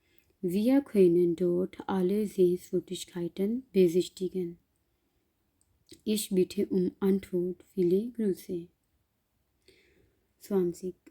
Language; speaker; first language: German; non-native, learner; Urdu